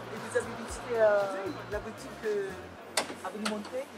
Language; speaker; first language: French; non-native, fluent; Japanese